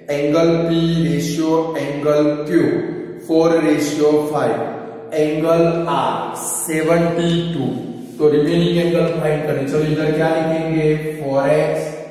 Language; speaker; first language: Hindi; non-native, local second language; Gujarati